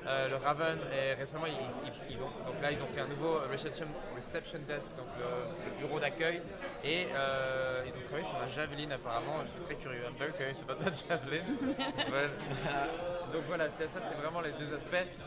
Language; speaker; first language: French; native; French